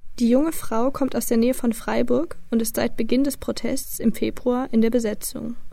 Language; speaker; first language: German; native; German